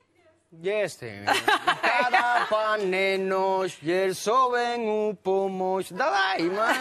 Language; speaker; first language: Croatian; non-native, learner; Spanish